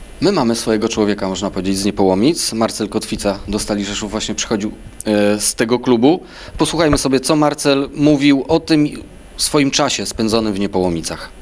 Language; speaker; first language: Polish; native; Polish